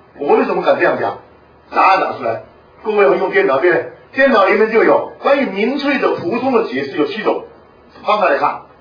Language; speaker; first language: Chinese; non-native, local second language; Hakka Chinese